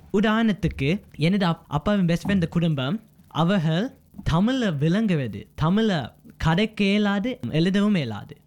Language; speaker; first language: Tamil; early bilingual, heritage; Tamil